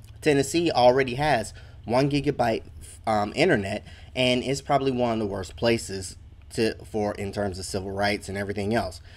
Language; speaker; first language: English; native; English